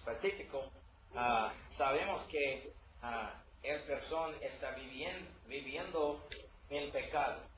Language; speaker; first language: Spanish; non-native, learner; English